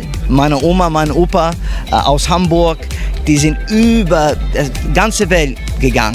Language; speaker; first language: German; non-native, fluent; English